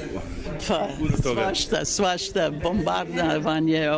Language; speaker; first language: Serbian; early bilingual, heritage; Serbian